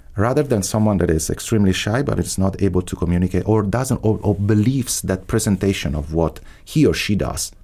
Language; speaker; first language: English; non-native, fluent; Italian